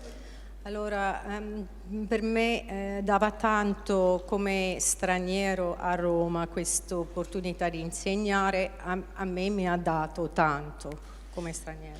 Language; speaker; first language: Italian; non-native, fluent; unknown